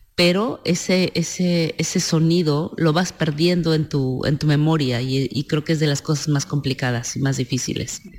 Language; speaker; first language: Spanish; native; Spanish